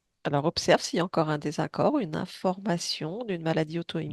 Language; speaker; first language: French; native; French